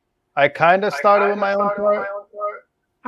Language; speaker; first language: English; native; English